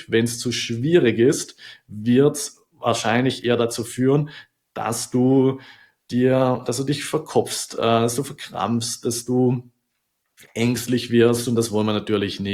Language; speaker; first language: German; native; German